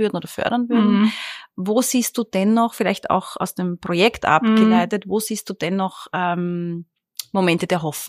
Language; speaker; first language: German; native; German